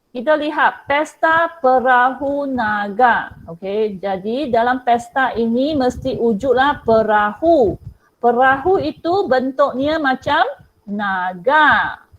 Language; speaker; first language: Malay; non-native, local second language; Chinese